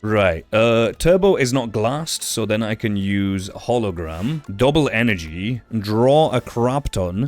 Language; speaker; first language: English; native; English